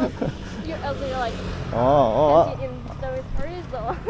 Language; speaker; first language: English; non-native, learner; Thai